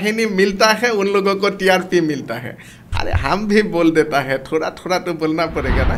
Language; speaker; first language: Hindi; non-native, local second language; Assamese